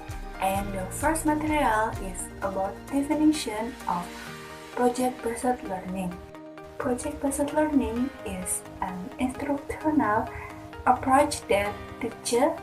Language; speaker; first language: English; non-native, learner; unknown